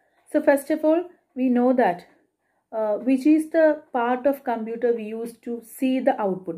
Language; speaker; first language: English; non-native, local second language; Malayalam